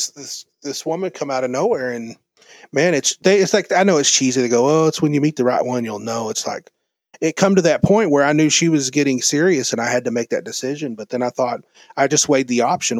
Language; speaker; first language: English; native; English